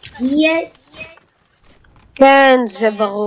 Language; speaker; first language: Hebrew; native; Hebrew